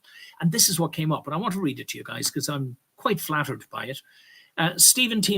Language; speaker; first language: English; native; English